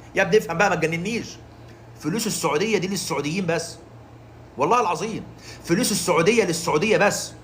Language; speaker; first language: Arabic; native; Arabic